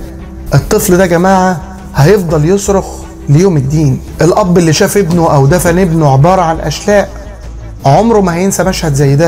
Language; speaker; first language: Arabic; native; Arabic